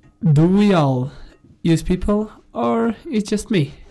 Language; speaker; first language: English; non-native, fluent; Portuguese